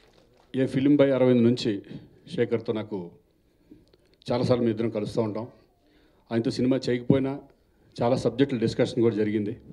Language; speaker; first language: Telugu; native; Telugu